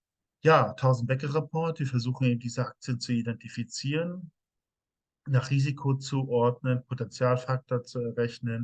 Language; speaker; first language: German; native; German